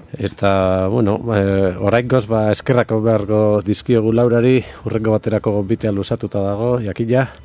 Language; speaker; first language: Basque; native; Basque